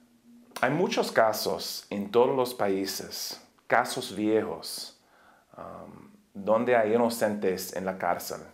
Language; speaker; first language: Spanish; non-native, learner; English